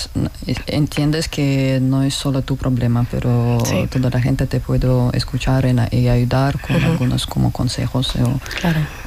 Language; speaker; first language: Spanish; non-native, fluent; Russian